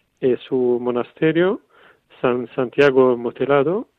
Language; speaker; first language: Spanish; non-native, fluent; Arabic